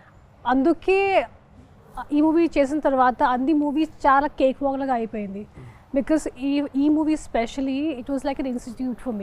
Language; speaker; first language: Telugu; non-native, fluent; Hindi